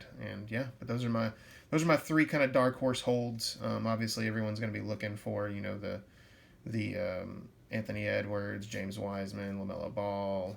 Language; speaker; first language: English; native; English